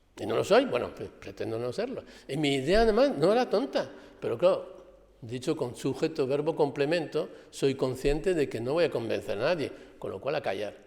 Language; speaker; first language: Spanish; non-native, fluent; French